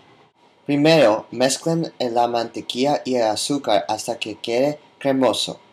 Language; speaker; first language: Spanish; non-native, learner; English